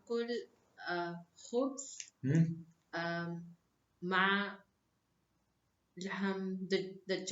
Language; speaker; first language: Arabic; non-native, learner; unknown